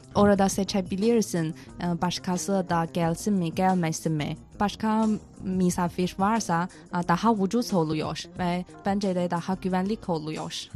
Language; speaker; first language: Turkish; non-native, fluent; Chinese